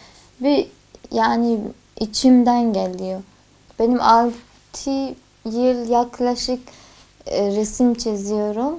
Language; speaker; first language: Turkish; non-native, learner; Persian